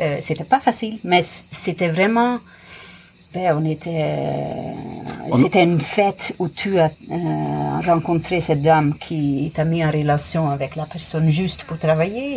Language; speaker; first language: French; non-native, fluent; English